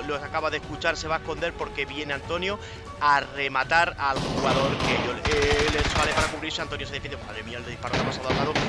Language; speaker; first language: Spanish; native; Spanish